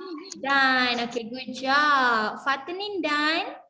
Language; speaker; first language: English; non-native, local second language; Malay